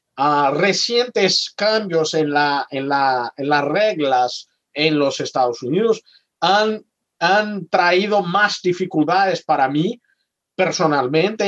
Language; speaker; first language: Spanish; non-native, fluent; Portuguese